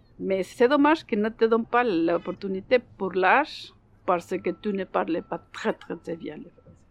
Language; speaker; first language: French; non-native, learner; Spanish